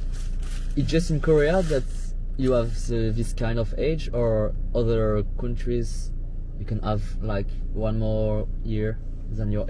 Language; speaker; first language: English; non-native, learner; French